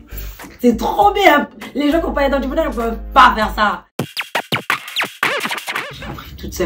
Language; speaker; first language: French; native; French